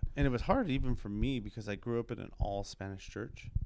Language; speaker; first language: English; early bilingual, other home language; Spanish